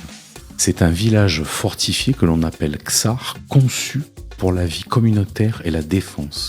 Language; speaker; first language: French; native; French